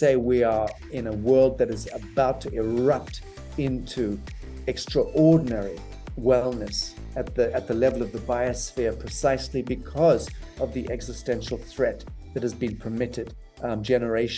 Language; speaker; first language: English; native; English